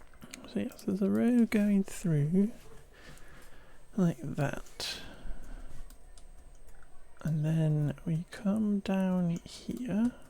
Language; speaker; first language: English; native; English